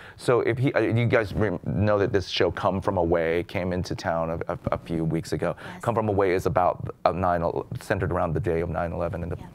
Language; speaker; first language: English; native; English